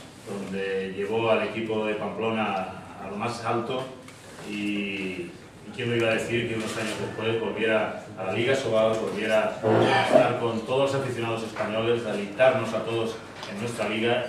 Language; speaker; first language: Spanish; native; Spanish